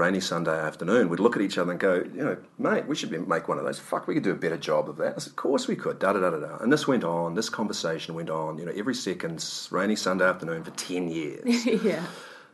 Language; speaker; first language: English; native; English